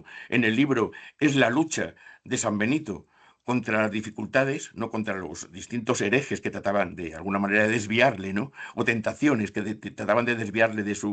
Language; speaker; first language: Spanish; native; Spanish